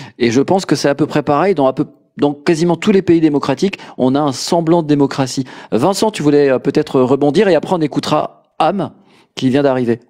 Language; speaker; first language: French; native; French